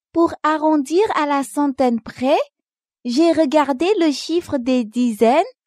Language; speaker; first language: French; non-native, local second language; Wolof